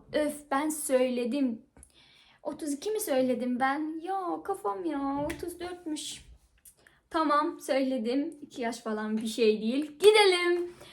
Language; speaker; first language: Turkish; non-native, fluent; Persian